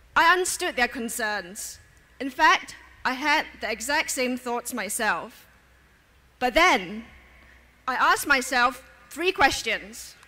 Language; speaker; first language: English; native; English